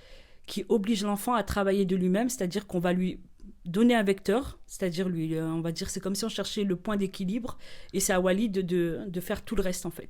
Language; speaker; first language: French; native; French